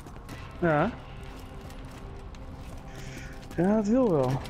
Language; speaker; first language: Dutch; native; Dutch